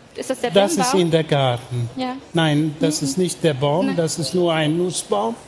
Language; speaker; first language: German; non-native, fluent; Hungarian